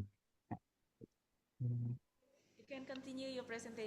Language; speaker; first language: English; non-native, fluent; Indonesian